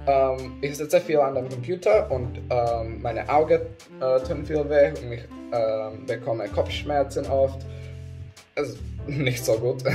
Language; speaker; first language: German; non-native, learner; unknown